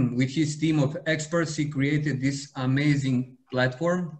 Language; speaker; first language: English; non-native, fluent; Serbian